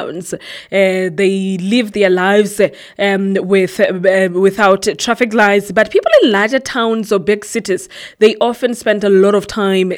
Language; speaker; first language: English; non-native, local second language; Southern Sotho